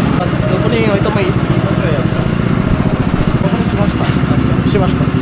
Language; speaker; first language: Japanese; non-native, learner; Sinhala